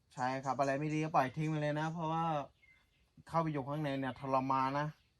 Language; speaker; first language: Thai; non-native, local second language; S'gaw Karen